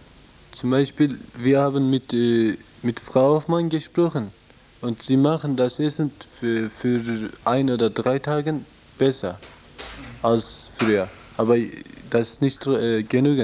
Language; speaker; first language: German; non-native, learner; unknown